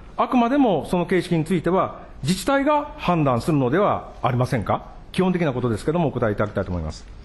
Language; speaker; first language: Japanese; native; Japanese